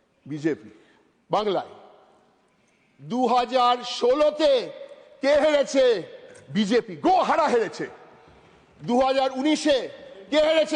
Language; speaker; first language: Bangla; non-native, local second language; English